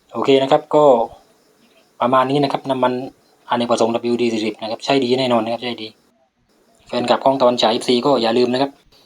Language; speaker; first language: Thai; native; Thai